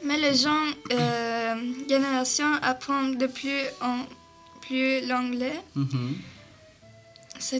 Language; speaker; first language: French; non-native, learner; Turkish